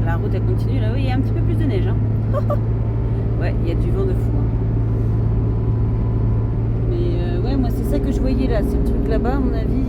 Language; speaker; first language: French; native; French